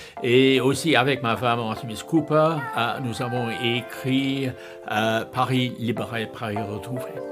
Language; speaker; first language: French; non-native, fluent; English